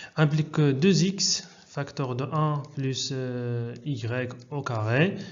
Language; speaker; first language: French; non-native, local second language; Arabic